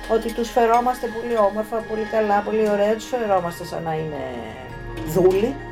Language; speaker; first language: Greek; early bilingual, heritage; Greek